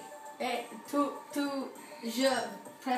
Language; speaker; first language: French; non-native, learner; English